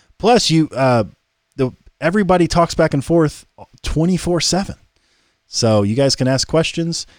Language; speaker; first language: English; native; English